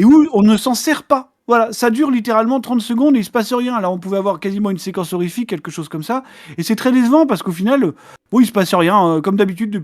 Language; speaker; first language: French; native; French